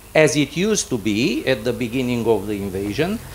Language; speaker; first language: English; non-native, fluent; Romanian